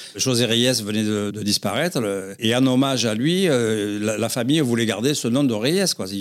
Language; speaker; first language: French; native; French